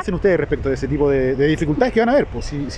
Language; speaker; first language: Spanish; native; Spanish